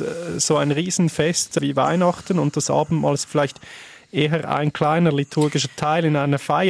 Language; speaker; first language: German; native; German